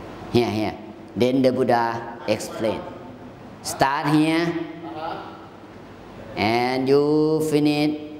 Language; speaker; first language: English; non-native, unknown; Thai